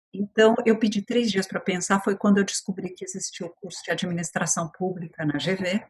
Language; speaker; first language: Portuguese; early bilingual, other home language; French